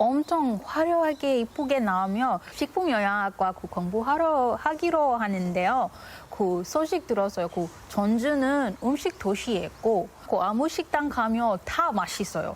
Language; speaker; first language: Korean; non-native, learner; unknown